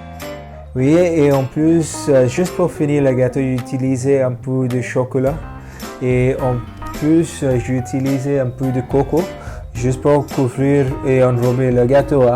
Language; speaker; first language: French; non-native, fluent; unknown